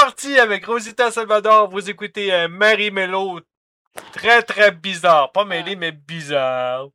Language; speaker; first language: French; native; French